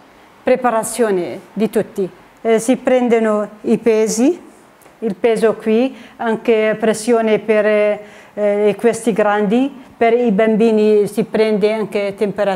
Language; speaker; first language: Italian; non-native, fluent; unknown